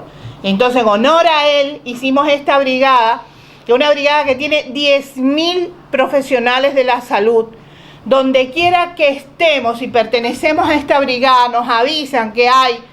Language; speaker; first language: Spanish; native; Spanish